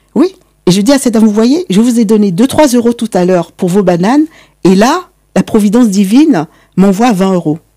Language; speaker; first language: French; native; French